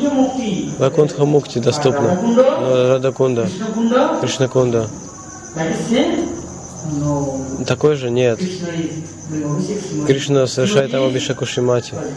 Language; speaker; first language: Russian; non-native, fluent; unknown